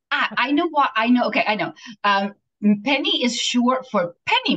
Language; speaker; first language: English; native; English